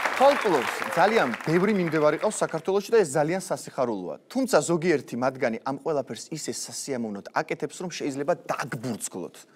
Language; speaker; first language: Georgian; native; Georgian